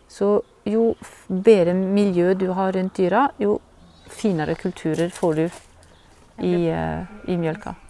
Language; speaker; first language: Norwegian; non-native, fluent; French